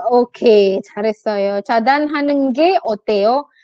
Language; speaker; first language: Korean; non-native, fluent; Indonesian